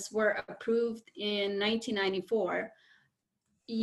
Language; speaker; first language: English; non-native, local second language; Filipino